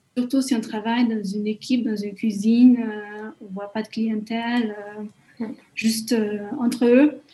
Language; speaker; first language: French; non-native, fluent; Hungarian